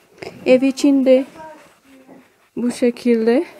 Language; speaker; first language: Turkish; non-native, learner; Romanian